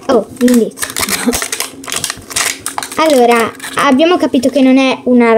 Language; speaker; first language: Italian; native; Italian